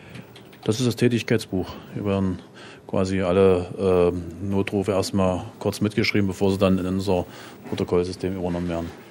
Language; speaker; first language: German; native; German